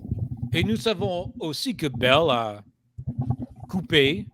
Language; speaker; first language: French; non-native, fluent; English